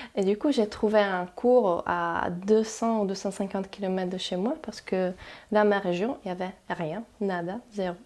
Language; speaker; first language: French; non-native, fluent; Czech